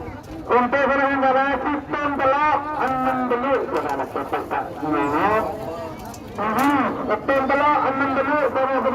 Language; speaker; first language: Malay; non-native, local second language; Madurese